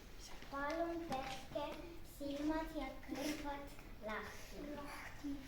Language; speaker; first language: Estonian; non-native, local second language; Russian